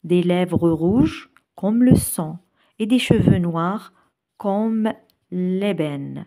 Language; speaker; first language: French; non-native, local second language; Arabic